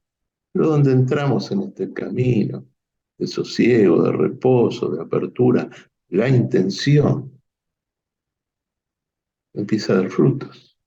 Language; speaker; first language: Spanish; native; Spanish